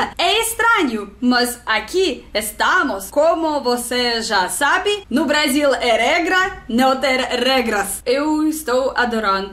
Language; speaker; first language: Portuguese; non-native, learner; Russian